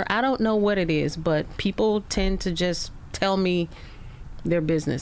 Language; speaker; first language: English; native; English